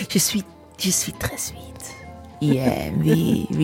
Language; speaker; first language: French; non-native, learner; English